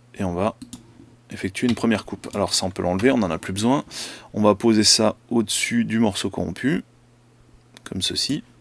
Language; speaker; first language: French; native; French